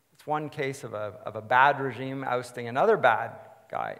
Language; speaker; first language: English; native; English